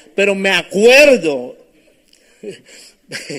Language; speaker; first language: Spanish; early bilingual, heritage; Spanish